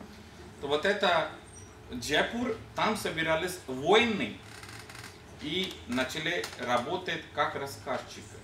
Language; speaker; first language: Russian; non-native, learner; Hindi